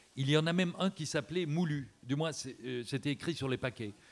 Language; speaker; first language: French; native; French